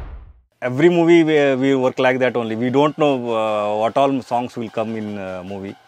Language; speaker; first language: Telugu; non-native, learner; Kannada